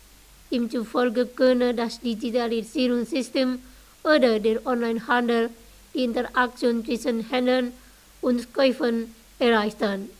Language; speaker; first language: German; non-native, fluent; Indonesian